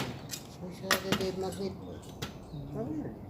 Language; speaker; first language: English; non-native, local second language; Filipino